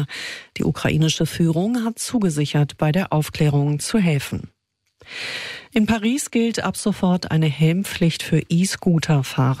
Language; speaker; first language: German; native; German